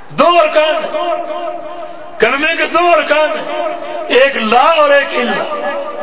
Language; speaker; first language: Urdu; native; Urdu